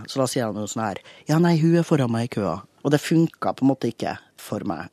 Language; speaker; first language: Norwegian; native; Norwegian